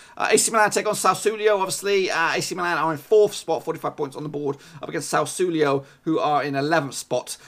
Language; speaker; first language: English; native; English